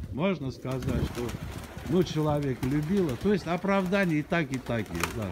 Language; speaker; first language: Russian; non-native, local second language; Armenian